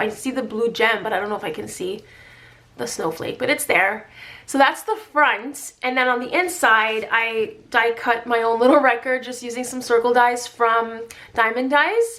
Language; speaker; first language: English; native; English